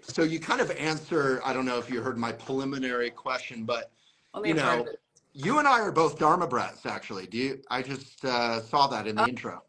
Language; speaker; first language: English; native; English